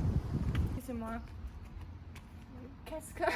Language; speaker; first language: French; non-native, learner; German